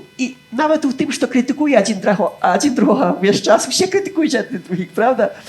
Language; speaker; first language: Belarusian; native; Belarusian